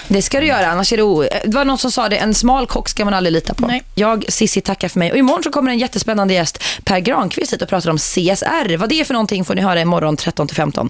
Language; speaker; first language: Swedish; native; Swedish